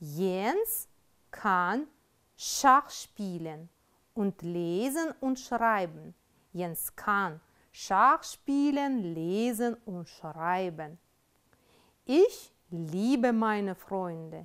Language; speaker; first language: German; non-native, fluent; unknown